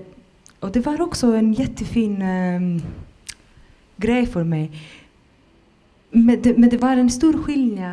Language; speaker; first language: Swedish; non-native, fluent; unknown